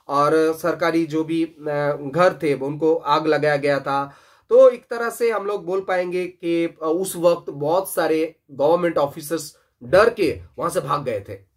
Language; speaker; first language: Hindi; non-native, local second language; Bangla